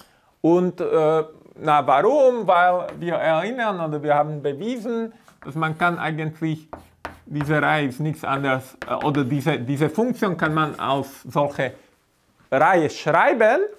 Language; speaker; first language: German; non-native, fluent; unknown